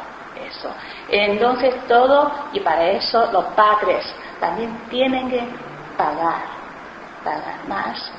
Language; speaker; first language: Spanish; non-native, fluent; Chinese